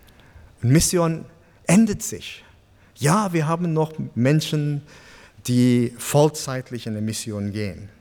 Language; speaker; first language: German; non-native, fluent; English